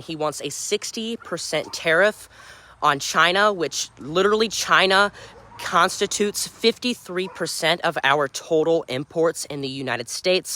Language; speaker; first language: English; native; English